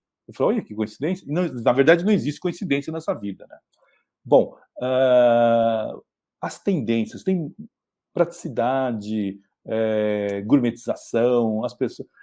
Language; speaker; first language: Portuguese; native; Portuguese